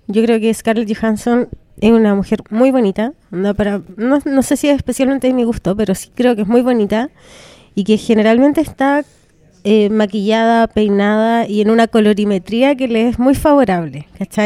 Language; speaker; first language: Spanish; native; Spanish